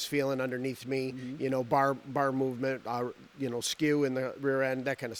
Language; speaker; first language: English; native; English